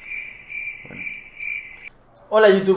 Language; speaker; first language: Spanish; native; Spanish